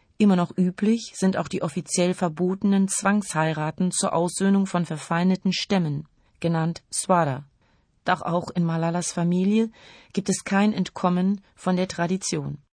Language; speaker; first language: German; native; German